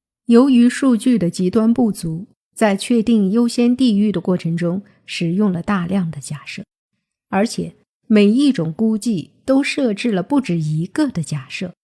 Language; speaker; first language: Chinese; native; Chinese